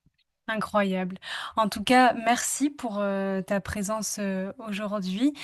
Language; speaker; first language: French; native; French